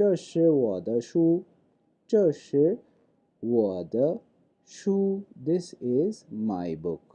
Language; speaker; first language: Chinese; non-native, fluent; Urdu